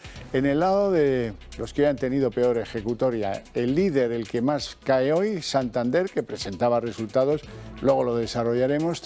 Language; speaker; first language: Spanish; native; Spanish